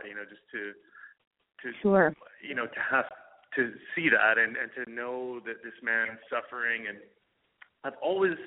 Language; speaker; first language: English; native; English